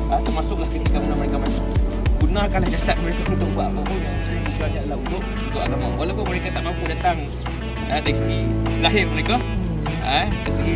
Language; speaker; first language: Malay; native; Malay